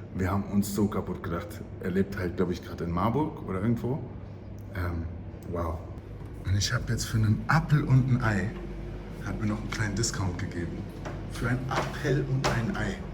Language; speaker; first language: German; native; German